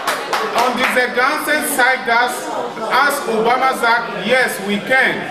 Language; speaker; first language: German; non-native, learner; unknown